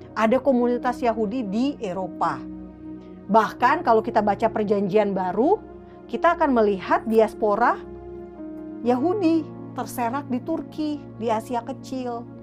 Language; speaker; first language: Indonesian; native; Indonesian